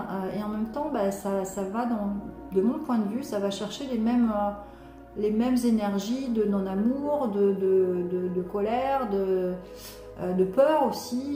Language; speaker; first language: French; native; French